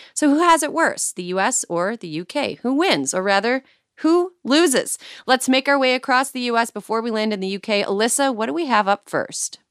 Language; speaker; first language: English; native; English